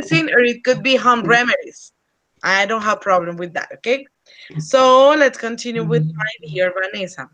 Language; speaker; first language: English; non-native, fluent; Spanish